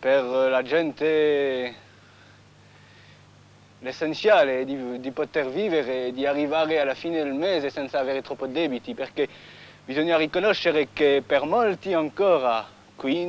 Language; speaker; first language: Italian; non-native, fluent; French